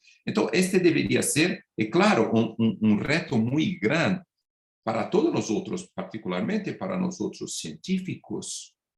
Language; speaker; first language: Spanish; non-native, fluent; Portuguese